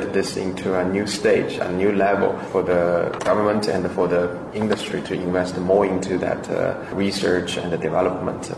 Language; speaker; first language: English; non-native, fluent; Chinese